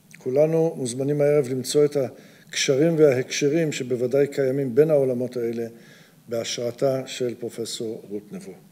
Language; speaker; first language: Hebrew; early bilingual, other home language; English